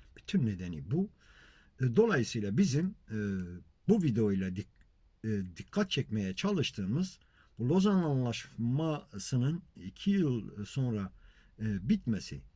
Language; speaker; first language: Turkish; non-native, local second language; Kurdish